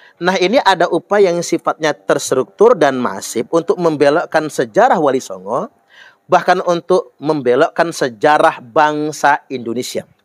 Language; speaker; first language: Indonesian; native; Indonesian